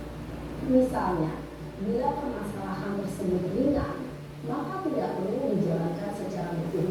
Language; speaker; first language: Indonesian; native; Indonesian